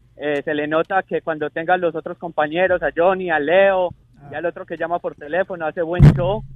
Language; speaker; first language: Spanish; native; Spanish